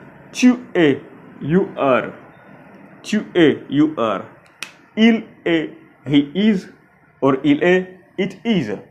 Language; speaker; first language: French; non-native, fluent; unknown